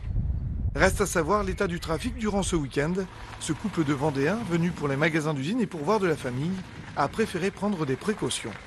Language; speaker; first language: French; native; French